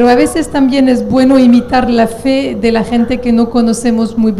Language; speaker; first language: Spanish; non-native, fluent; French